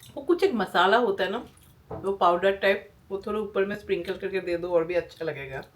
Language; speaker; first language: Hindi; non-native, local second language; Bangla